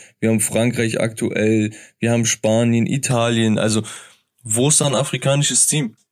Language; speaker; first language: German; early bilingual, other home language; Turkish